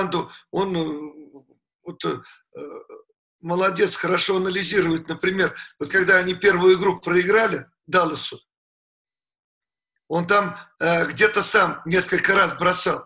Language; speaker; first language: Russian; native; Russian